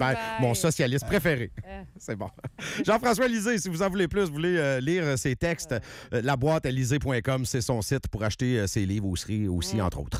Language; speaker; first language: French; native; French